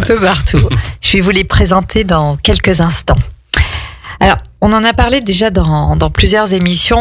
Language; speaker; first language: French; native; French